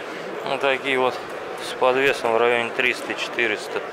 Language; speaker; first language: Russian; native; Russian